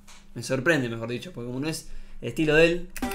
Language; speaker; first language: Spanish; native; Spanish